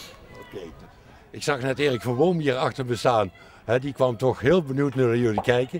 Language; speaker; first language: Dutch; native; Dutch